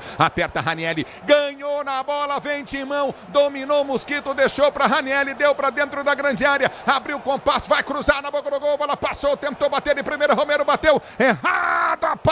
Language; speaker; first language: Portuguese; native; Portuguese